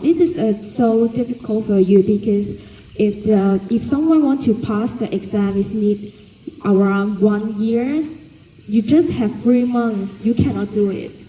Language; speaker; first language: English; non-native, fluent; Cantonese